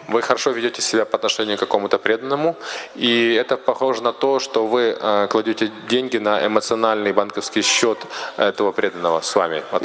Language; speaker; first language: Russian; native; Russian